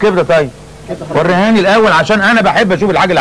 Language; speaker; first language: Arabic; native; Arabic